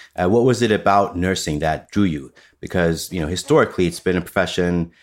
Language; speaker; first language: English; non-native, fluent; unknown